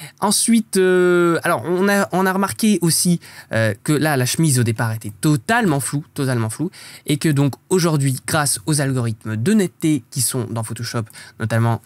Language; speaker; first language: French; native; French